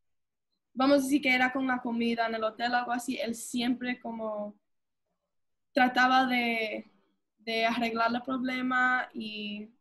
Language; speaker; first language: Spanish; early bilingual, heritage; English